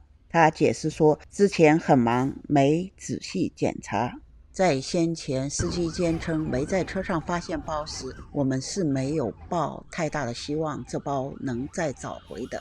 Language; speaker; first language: Chinese; native; Chinese